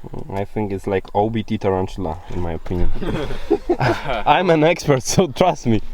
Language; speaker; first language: English; non-native, fluent; Polish